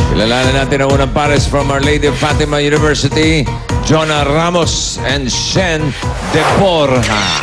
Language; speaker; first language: Filipino; native; Filipino